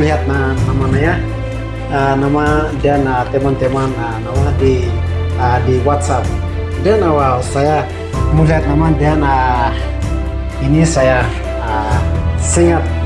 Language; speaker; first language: Indonesian; non-native, learner; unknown